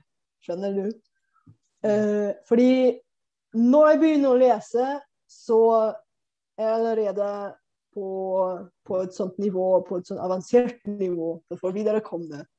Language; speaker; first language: Norwegian; non-native, fluent; Bulgarian